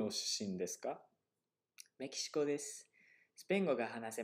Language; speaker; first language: Japanese; non-native, fluent; English